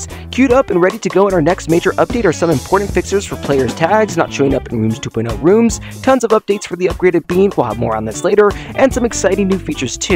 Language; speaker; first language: English; native; English